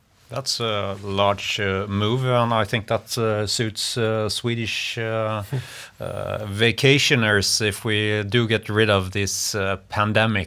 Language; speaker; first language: English; non-native, fluent; Swedish